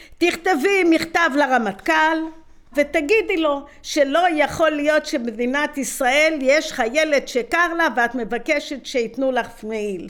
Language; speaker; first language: Hebrew; native; Hebrew